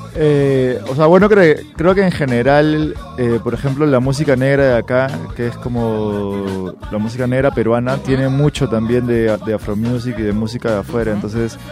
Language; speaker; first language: Spanish; native; Spanish